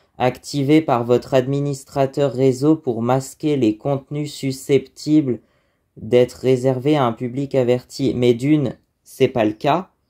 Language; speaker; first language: French; native; French